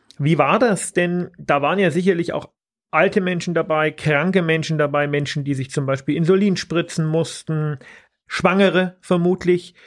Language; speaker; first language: German; native; German